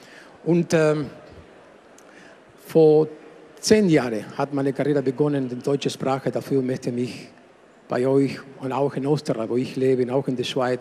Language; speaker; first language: German; non-native, fluent; Spanish